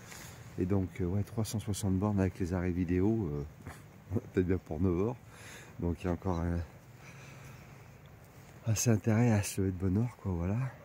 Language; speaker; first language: French; native; French